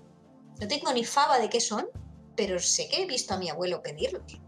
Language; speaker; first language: Spanish; native; Spanish